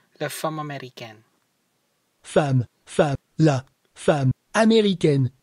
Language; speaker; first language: French; non-native, learner; English